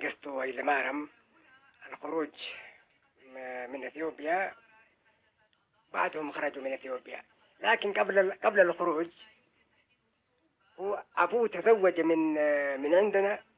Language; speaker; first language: Arabic; non-native, fluent; Oromo